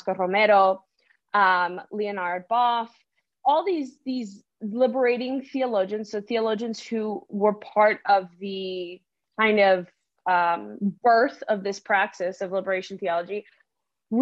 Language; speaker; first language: English; early bilingual, other home language; Spanish